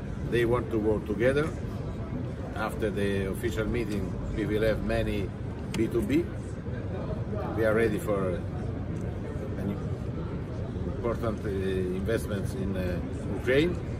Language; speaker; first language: English; non-native, learner; Italian